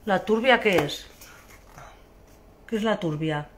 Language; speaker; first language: Spanish; native; Spanish